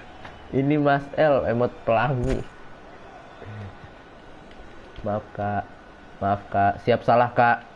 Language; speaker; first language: Indonesian; native; Indonesian